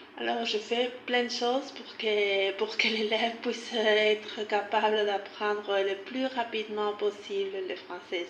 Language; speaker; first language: French; non-native, fluent; Spanish